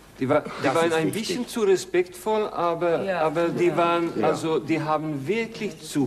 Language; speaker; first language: German; non-native, fluent; Swedish